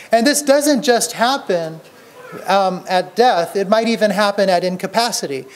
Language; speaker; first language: English; native; English